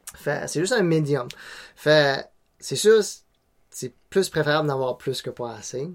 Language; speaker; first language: French; non-native, local second language; Cantonese